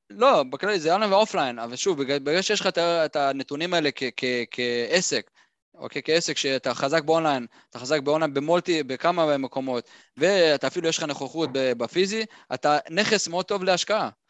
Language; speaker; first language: Hebrew; native; Hebrew